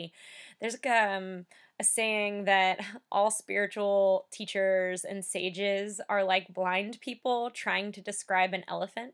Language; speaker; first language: English; native; English